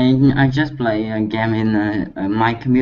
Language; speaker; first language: English; non-native, learner; Vietnamese